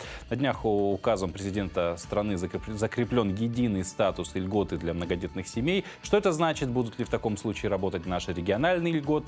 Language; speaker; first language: Russian; native; Russian